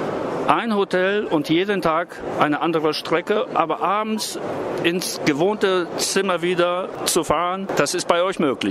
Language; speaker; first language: German; native; German